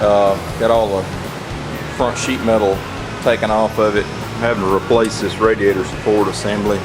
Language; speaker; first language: English; native; English